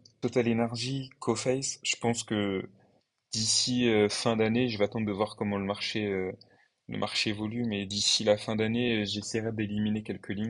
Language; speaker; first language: French; native; French